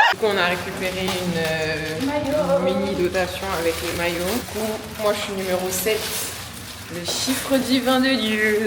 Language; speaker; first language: French; native; French